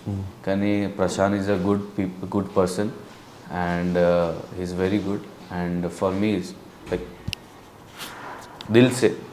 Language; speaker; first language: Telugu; non-native, local second language; Hindi